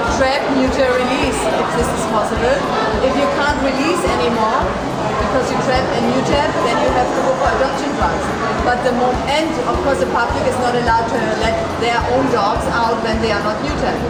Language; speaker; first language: English; non-native, fluent; German